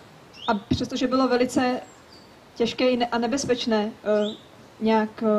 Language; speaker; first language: Czech; native; Czech